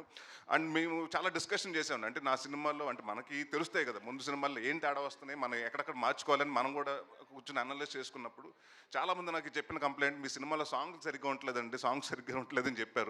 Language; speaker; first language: Telugu; native; Telugu